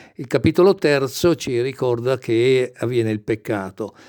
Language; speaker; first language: Italian; native; Italian